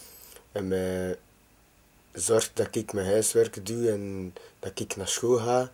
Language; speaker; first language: Dutch; non-native, fluent; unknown